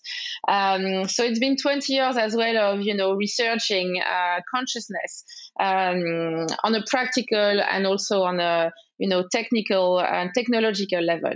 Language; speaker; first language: English; non-native, fluent; French